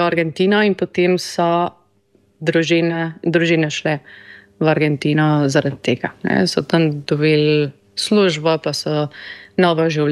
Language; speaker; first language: Slovenian; non-native, fluent; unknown